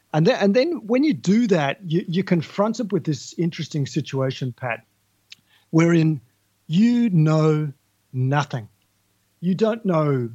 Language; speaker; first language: English; native; English